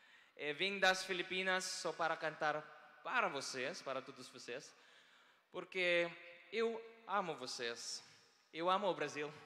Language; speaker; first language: Portuguese; non-native, learner; Filipino